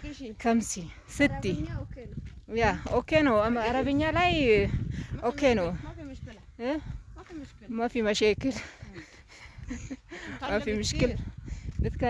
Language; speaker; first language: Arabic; non-native, learner; Amharic